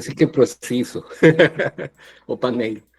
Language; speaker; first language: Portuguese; non-native, fluent; Spanish